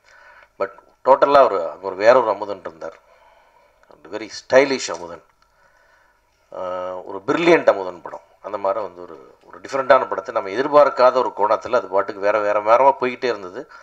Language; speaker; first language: Tamil; native; Tamil